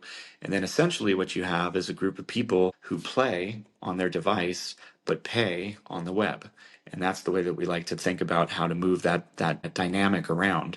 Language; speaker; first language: English; native; English